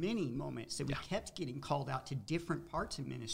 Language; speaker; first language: English; native; English